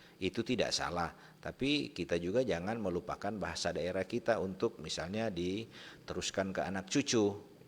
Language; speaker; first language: Indonesian; native; Indonesian